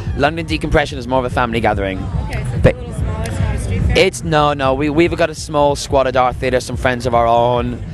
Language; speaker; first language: English; native; English